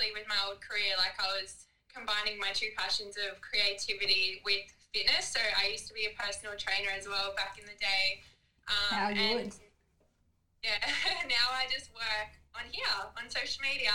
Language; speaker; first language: English; native; English